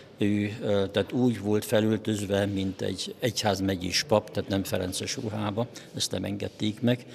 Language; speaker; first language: Hungarian; non-native, local second language; German